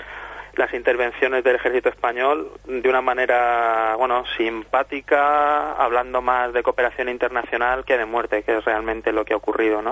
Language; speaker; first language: Spanish; native; Spanish